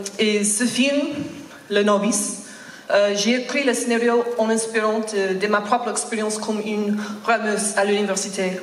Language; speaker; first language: French; non-native, learner; English